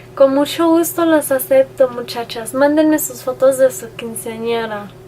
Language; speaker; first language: Spanish; early bilingual, heritage; Spanish